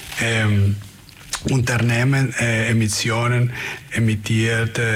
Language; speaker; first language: German; non-native, fluent; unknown